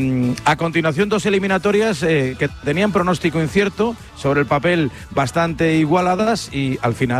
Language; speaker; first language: Spanish; native; Spanish